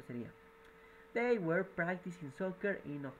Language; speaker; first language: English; non-native, fluent; Spanish